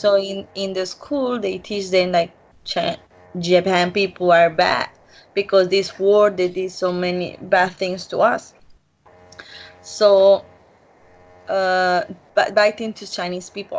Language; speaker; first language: English; non-native, learner; Spanish